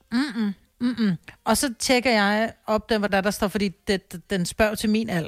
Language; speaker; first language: Danish; native; Danish